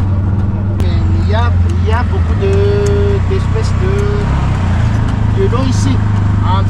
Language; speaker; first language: French; non-native, local second language; Malagasy